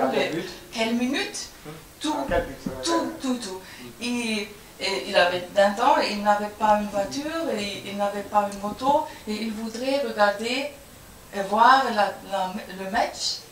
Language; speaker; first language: French; non-native, fluent; German